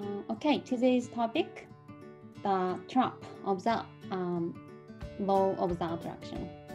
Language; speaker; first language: English; non-native, fluent; Japanese